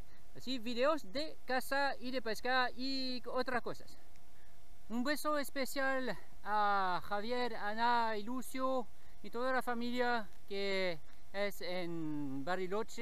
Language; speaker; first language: Spanish; non-native, learner; French